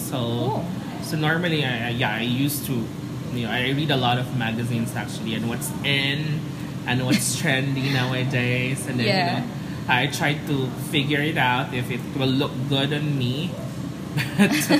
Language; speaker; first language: English; non-native, local second language; Cebuano